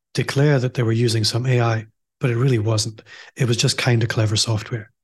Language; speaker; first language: English; native; English